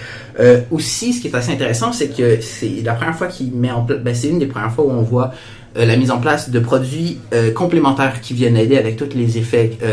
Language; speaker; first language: French; native; French